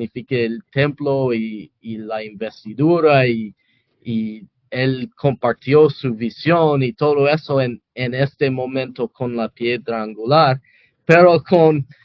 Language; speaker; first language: Spanish; non-native, fluent; English